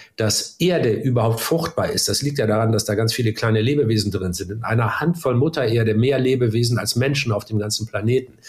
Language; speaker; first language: German; native; German